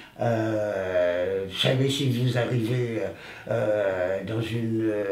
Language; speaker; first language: French; non-native, local second language; Ewe